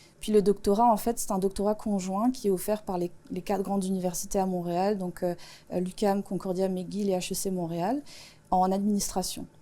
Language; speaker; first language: French; non-native, local second language; Swiss German